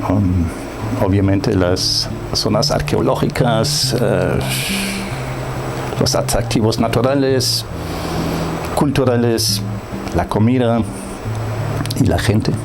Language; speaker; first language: Spanish; non-native, fluent; German